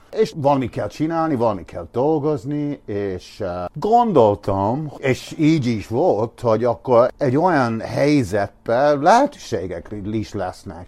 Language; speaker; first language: Hungarian; non-native, fluent; English